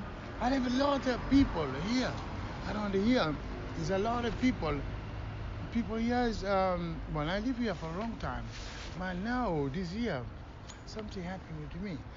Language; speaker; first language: English; non-native, learner; Kabuverdianu